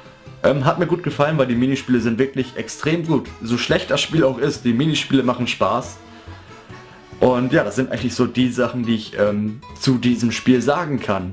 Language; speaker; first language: German; native; German